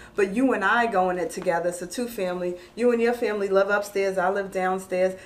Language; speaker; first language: English; native; English